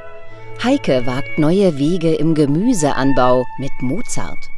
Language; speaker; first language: German; native; German